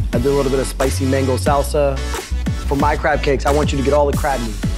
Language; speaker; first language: English; native; English